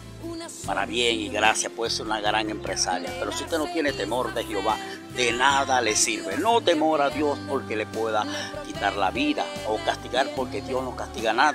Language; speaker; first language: Spanish; native; Spanish